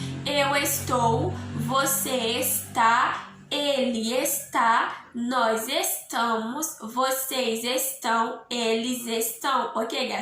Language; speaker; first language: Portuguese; non-native, learner; Haitian Creole